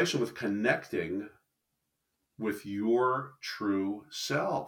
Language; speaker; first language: English; native; English